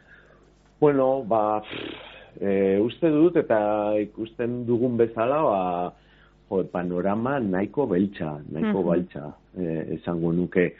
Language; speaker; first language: Basque; non-native, local second language; Spanish